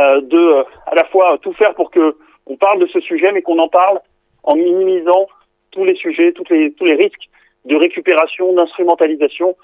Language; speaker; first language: French; native; French